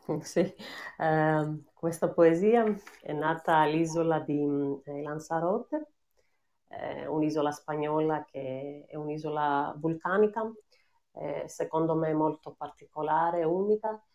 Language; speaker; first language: Italian; non-native, fluent; Greek